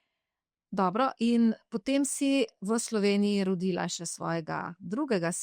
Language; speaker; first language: Slovenian; native; Slovenian